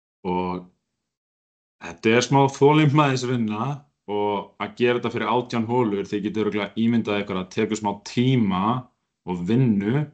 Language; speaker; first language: Icelandic; native; Icelandic